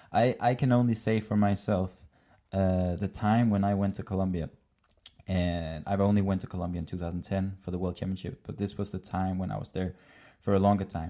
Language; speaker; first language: English; non-native, fluent; Danish